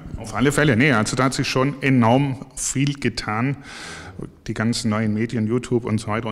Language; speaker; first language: German; native; German